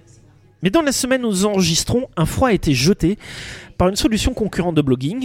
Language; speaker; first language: French; native; French